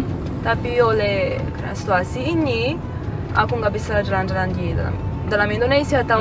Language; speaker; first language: Indonesian; non-native, fluent; Bulgarian